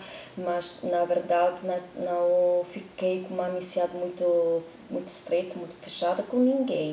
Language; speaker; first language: Portuguese; non-native, learner; Italian